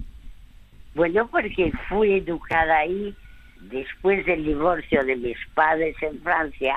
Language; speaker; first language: Spanish; early bilingual, other home language; French